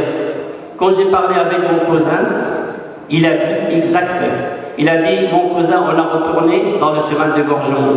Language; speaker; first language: French; non-native, fluent; Arabic